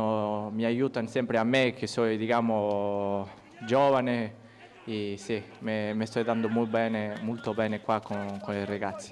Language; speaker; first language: Italian; non-native, learner; Portuguese